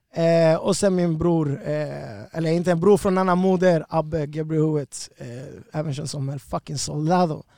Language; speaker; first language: Swedish; early bilingual, other home language; Spanish